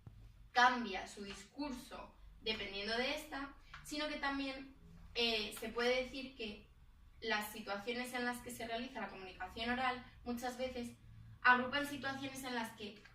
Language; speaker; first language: Spanish; native; Spanish